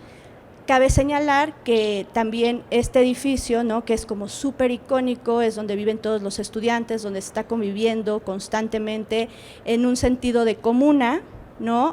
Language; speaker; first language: Spanish; native; Spanish